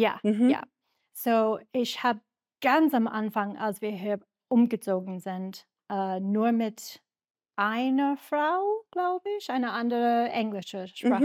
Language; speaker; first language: German; non-native, fluent; English